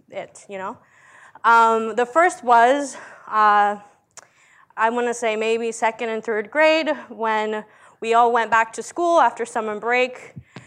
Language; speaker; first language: English; early bilingual, other home language; Spanish